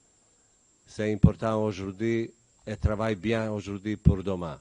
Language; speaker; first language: French; non-native, learner; Bosnian